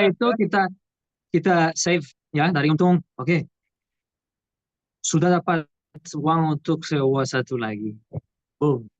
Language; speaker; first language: Indonesian; non-native, learner; Portuguese